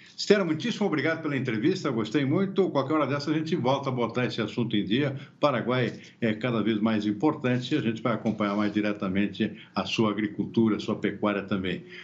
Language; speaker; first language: Portuguese; native; Portuguese